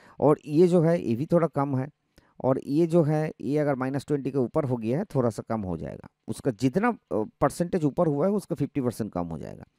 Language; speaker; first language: Hindi; non-native, local second language; Bangla